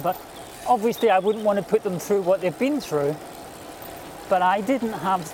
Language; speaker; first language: English; native; English